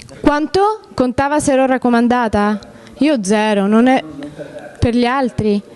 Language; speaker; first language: Italian; early bilingual, other home language; Spanish